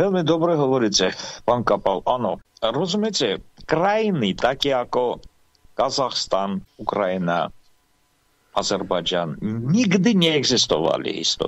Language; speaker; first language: Slovak; non-native, fluent; Armenian